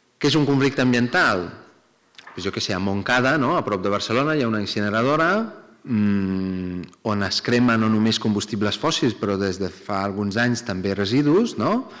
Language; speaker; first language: Catalan; non-native, fluent; Italian